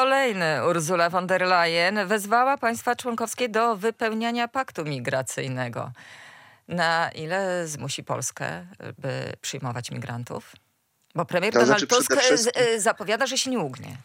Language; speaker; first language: Polish; native; Polish